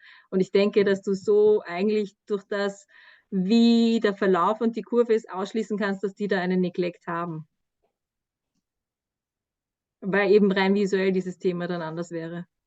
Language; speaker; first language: German; native; German